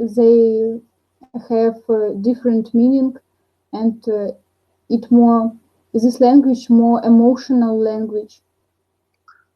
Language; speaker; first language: English; non-native, learner; Russian